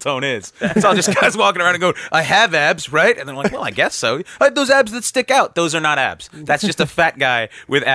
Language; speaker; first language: English; native; English